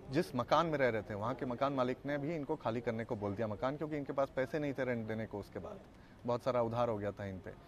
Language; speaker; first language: Hindi; native; Hindi